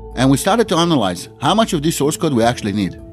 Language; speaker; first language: English; non-native, fluent; Hebrew